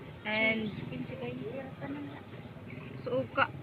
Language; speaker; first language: English; non-native, learner; Cebuano